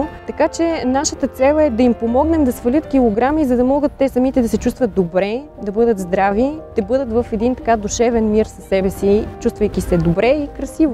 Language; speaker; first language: Bulgarian; native; Bulgarian